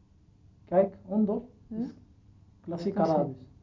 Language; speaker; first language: Dutch; non-native, learner; Arabic